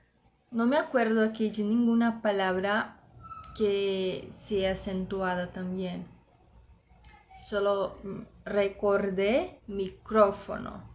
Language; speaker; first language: Spanish; non-native, fluent; Portuguese